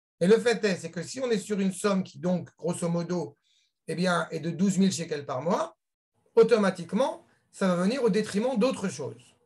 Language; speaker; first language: French; native; French